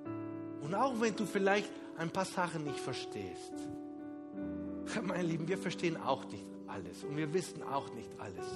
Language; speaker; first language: German; non-native, fluent; Spanish